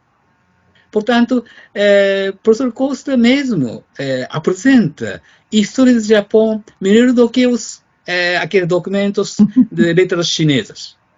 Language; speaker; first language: Portuguese; non-native, fluent; Japanese